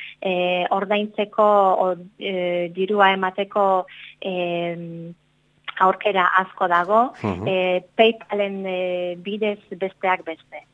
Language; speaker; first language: Basque; non-native, learner; Polish